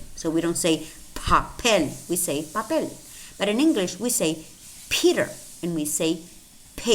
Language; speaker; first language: English; non-native, fluent; Spanish